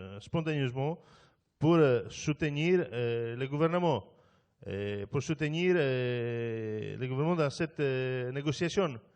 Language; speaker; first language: French; non-native, fluent; Greek